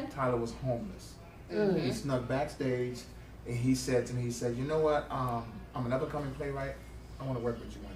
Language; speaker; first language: English; native; English